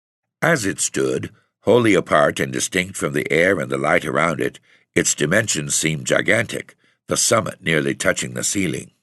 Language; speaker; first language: English; native; English